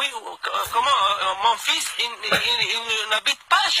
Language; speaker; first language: French; non-native, learner; Arabic